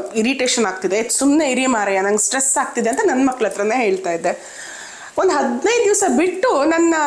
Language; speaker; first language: Kannada; native; Kannada